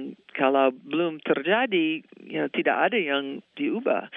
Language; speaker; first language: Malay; non-native, fluent; English